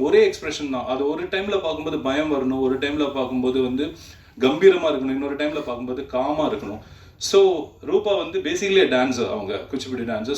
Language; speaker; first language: Tamil; native; Tamil